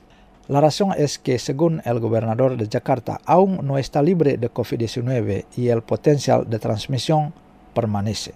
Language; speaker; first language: Spanish; non-native, fluent; Indonesian